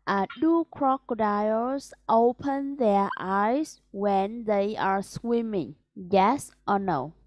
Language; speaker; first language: English; non-native, fluent; Vietnamese